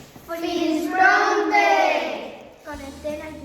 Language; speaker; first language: Catalan; non-native, local second language; Spanish